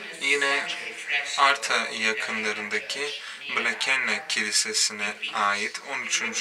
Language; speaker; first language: Turkish; native; Turkish